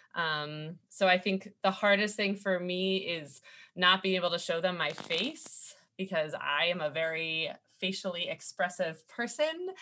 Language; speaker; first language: English; native; English